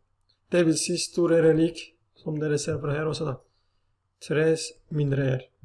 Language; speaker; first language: Norwegian; non-native, learner; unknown